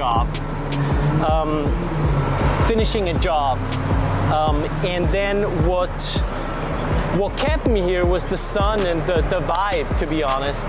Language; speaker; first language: English; non-native, fluent; Swiss German